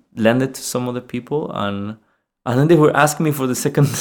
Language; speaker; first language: English; non-native, fluent; Spanish